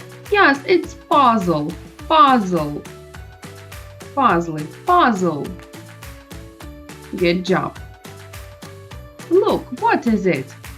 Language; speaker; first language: English; non-native, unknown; Ukrainian